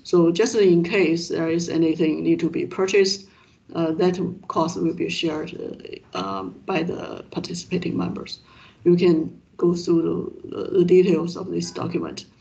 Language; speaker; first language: English; non-native, fluent; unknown